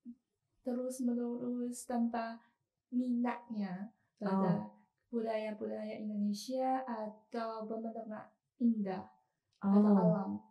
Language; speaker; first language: Indonesian; non-native, learner; Chinese